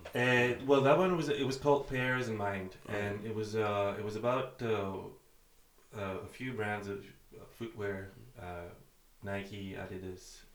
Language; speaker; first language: English; non-native, fluent; Greek